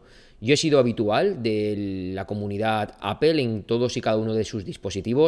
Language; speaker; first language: Spanish; native; Spanish